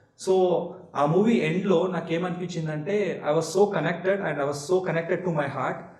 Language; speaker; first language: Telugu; non-native, local second language; Marathi